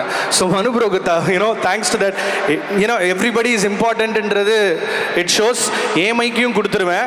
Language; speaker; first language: Tamil; native; Tamil